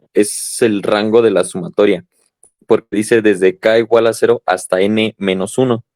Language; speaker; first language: Spanish; native; Spanish